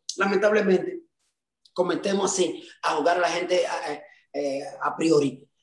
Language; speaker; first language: Spanish; native; Spanish